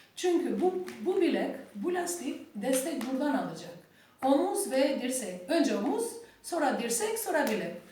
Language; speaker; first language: Turkish; non-native, learner; Albanian